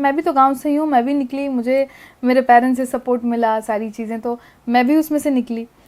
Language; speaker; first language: Hindi; native; Hindi